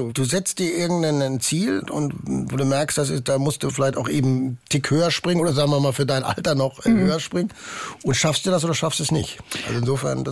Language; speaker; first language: German; native; German